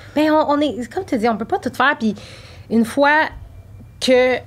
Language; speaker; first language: French; native; French